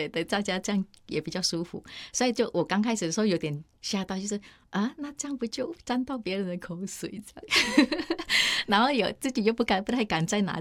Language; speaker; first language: Chinese; non-native, fluent; Indonesian